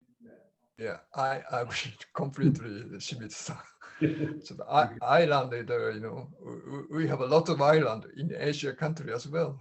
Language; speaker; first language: English; non-native, learner; Japanese